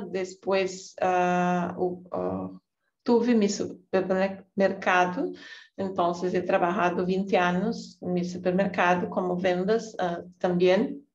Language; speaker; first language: Spanish; non-native, learner; Portuguese